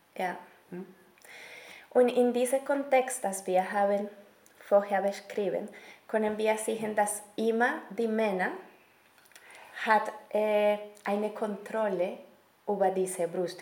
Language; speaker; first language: German; non-native, learner; Spanish